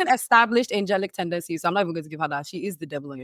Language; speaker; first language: English; native; English